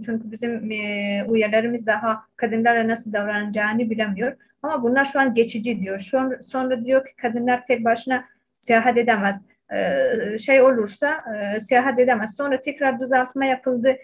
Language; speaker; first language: Turkish; non-native, fluent; Persian